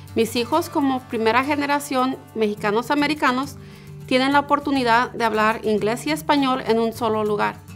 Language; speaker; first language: Spanish; early bilingual, heritage; Spanish